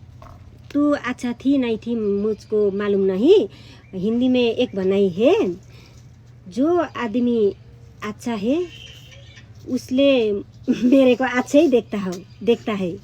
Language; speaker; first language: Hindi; non-native, learner; Nepali